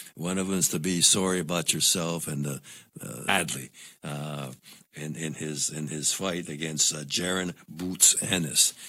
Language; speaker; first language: English; non-native, local second language; Spanish